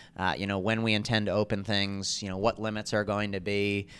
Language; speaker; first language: English; native; English